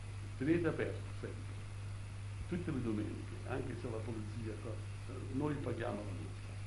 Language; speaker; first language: Italian; early bilingual, heritage; Italian